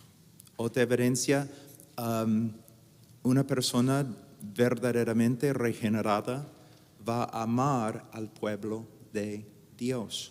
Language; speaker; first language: Spanish; non-native, fluent; English